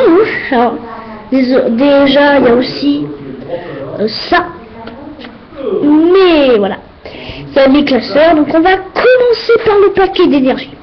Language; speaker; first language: French; native; French